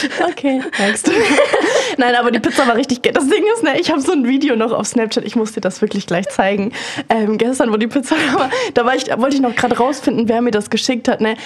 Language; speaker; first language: German; native; German